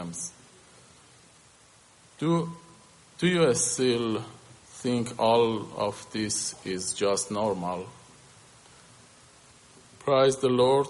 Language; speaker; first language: English; non-native, learner; Persian